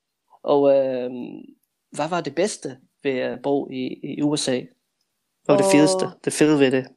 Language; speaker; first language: Danish; early bilingual, heritage; Danish